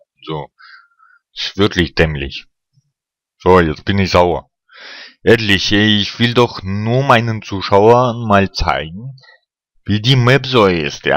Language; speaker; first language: German; non-native, fluent; Russian